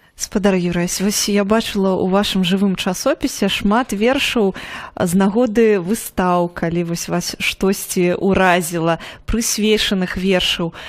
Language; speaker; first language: Belarusian; native; Belarusian